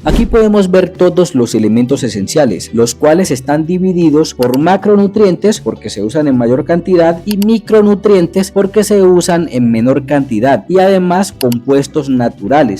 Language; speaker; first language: Spanish; native; Spanish